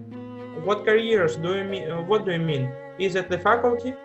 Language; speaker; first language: English; non-native, fluent; Russian